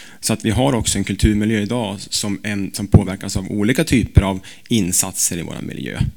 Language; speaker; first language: Swedish; native; Swedish